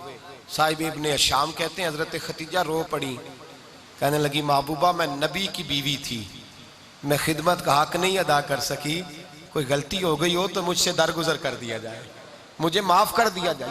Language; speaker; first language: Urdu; non-native, local second language; Punjabi